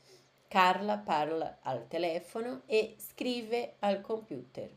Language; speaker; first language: Italian; non-native, fluent; Portuguese